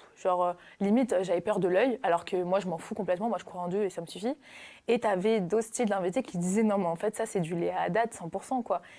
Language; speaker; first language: French; native; French